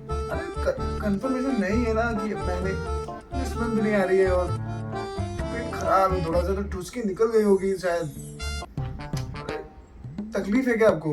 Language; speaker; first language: Hindi; native; Hindi